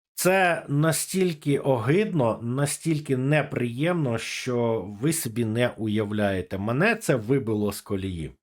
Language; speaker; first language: Ukrainian; native; Ukrainian